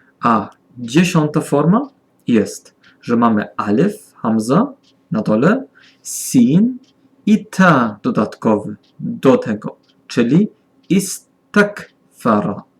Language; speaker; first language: Polish; non-native, learner; German